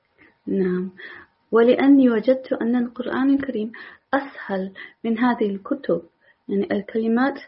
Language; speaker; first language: Arabic; non-native, learner; English